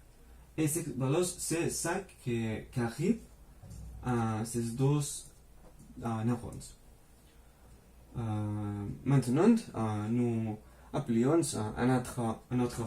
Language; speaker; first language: French; non-native, fluent; Spanish